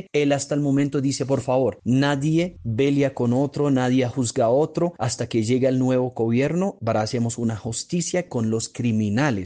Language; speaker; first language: Spanish; non-native, fluent; Arabic